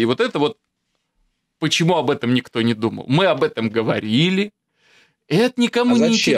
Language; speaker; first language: Russian; native; Russian